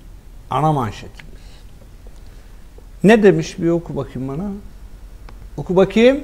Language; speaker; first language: Turkish; native; Turkish